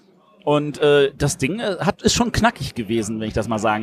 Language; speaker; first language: German; native; German